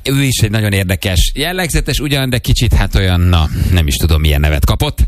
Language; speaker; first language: Hungarian; native; Hungarian